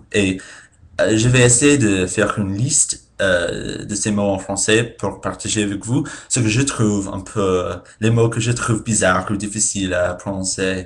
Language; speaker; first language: French; non-native, fluent; English